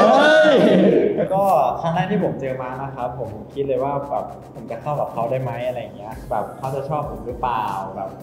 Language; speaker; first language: Thai; native; Thai